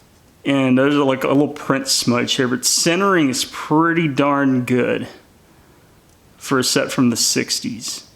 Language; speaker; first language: English; native; English